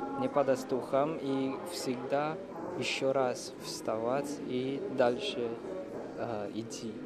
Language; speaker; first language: Russian; non-native, fluent; Chinese